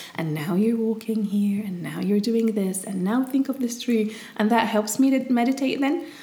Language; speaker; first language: English; early bilingual, heritage; Arabic